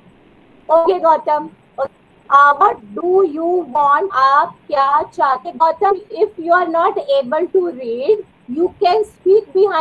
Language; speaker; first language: English; non-native, learner; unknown